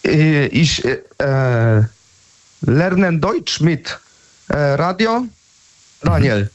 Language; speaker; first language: German; non-native, learner; Polish